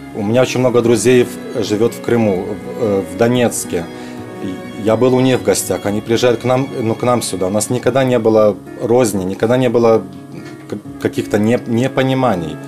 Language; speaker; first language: Russian; native; Russian